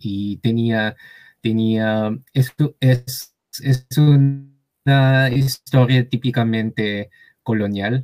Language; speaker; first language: Spanish; non-native, learner; Chinese